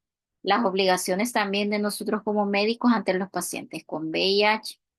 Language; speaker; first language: Spanish; native; Spanish